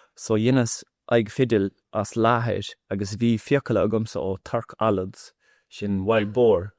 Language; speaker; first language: Irish; non-native, local second language; English